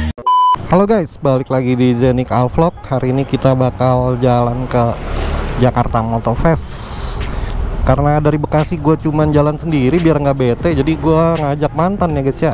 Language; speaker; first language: Indonesian; native; Indonesian